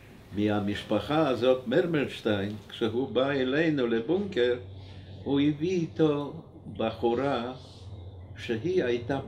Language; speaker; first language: Hebrew; non-native, fluent; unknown